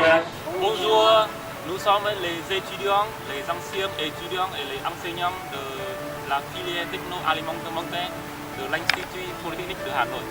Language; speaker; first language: French; non-native, fluent; Vietnamese